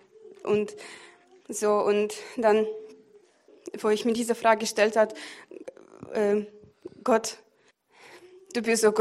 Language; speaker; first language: German; non-native, fluent; Russian